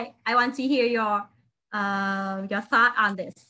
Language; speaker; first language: English; non-native, fluent; Vietnamese